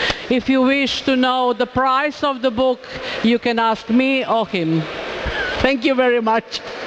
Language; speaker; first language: English; non-native, fluent; Croatian